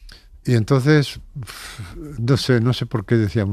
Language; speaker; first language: Spanish; native; Spanish